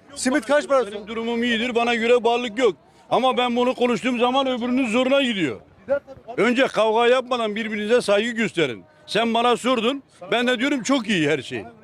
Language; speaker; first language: Turkish; native; Turkish